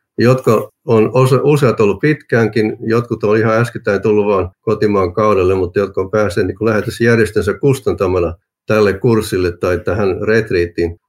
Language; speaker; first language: Finnish; native; Finnish